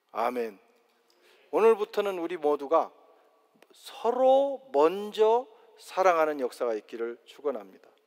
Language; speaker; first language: Korean; native; Korean